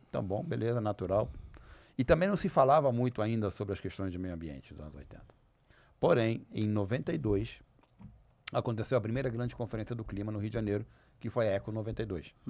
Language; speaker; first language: Portuguese; native; Portuguese